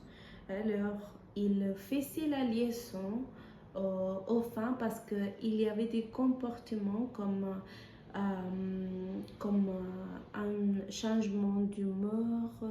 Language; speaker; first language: French; non-native, fluent; Spanish